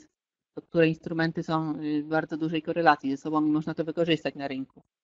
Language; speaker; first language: Polish; native; Polish